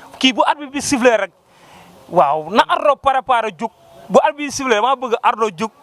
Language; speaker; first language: Wolof; native; Wolof